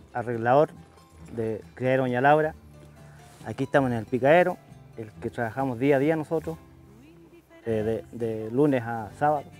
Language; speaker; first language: Spanish; native; Spanish